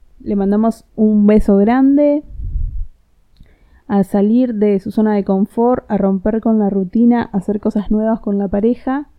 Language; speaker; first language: Spanish; native; Spanish